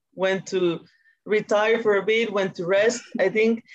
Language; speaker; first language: English; non-native, fluent; Spanish